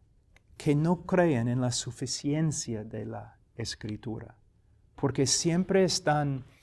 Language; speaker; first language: Spanish; non-native, fluent; English